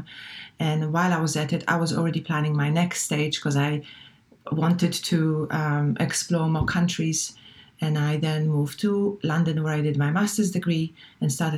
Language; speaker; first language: English; non-native, fluent; Polish